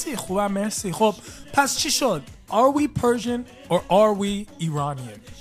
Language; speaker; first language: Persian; early bilingual, heritage; Persian